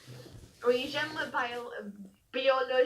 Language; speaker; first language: French; non-native, learner; English